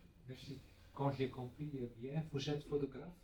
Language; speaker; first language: French; non-native, learner; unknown